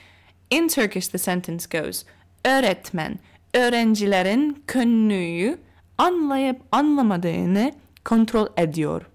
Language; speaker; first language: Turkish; non-native, learner; English